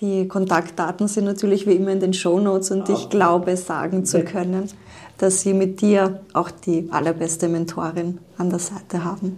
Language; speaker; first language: German; native; German